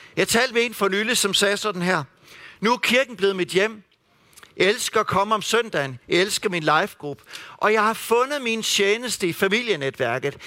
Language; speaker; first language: Danish; native; Danish